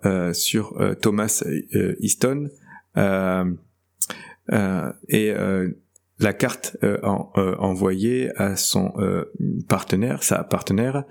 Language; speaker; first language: French; native; French